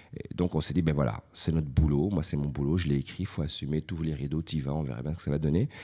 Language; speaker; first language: French; native; French